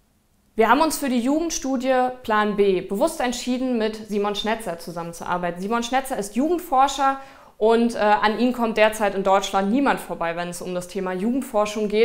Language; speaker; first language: German; native; German